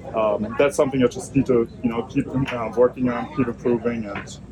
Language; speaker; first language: English; non-native, fluent; German